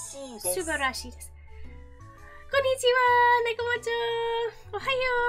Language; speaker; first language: Japanese; non-native, learner; English